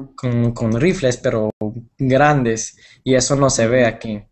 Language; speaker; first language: Spanish; non-native, fluent; English